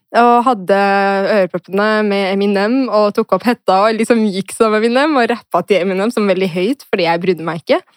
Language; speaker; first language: Norwegian; early bilingual, other home language; Arabic